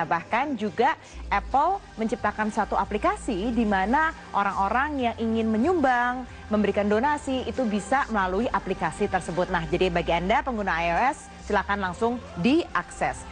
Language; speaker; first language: Indonesian; native; Indonesian